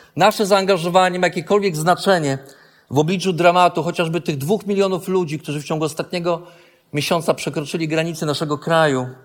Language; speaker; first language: Polish; native; Polish